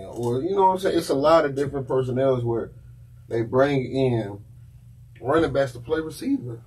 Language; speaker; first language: English; native; English